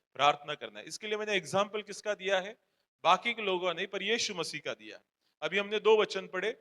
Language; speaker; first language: Hindi; non-native, local second language; Marathi